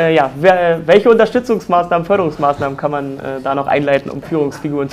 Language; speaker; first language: German; native; German